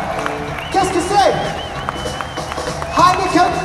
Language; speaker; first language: French; non-native, learner; English